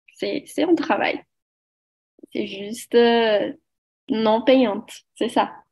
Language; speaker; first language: French; non-native, learner; Portuguese